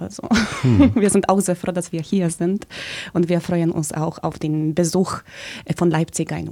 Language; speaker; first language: German; early bilingual, other home language; Polish